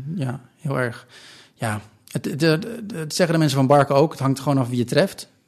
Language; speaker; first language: Dutch; native; Dutch